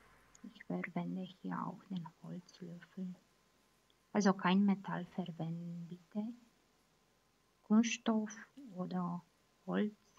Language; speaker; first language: German; non-native, fluent; Romanian